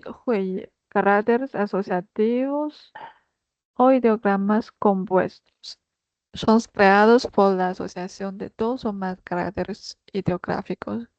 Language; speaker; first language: Spanish; non-native, fluent; Chinese